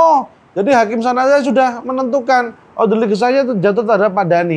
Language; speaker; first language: Indonesian; native; Indonesian